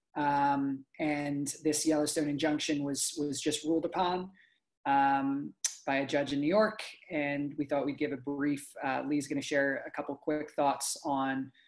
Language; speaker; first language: English; native; English